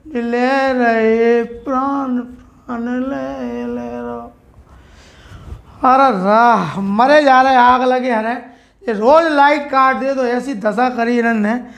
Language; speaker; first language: Hindi; native; Hindi